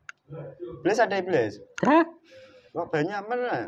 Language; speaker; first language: Indonesian; native; Indonesian